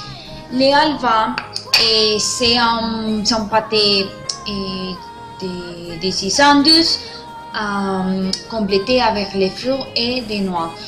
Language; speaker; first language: French; non-native, learner; Spanish